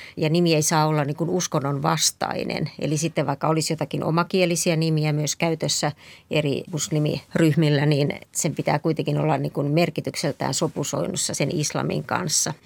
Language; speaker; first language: Finnish; native; Finnish